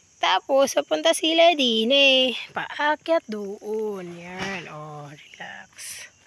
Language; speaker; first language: Filipino; non-native, local second language; Cebuano